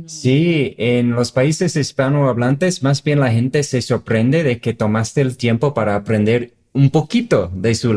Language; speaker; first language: Spanish; non-native, fluent; English